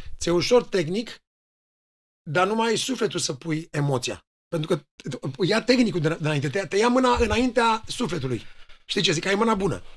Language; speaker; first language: Romanian; native; Romanian